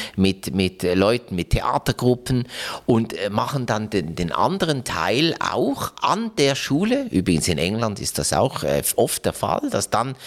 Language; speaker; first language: German; native; German